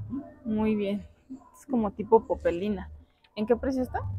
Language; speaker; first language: Spanish; native; Spanish